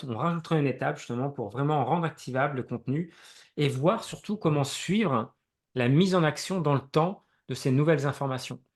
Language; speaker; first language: French; native; French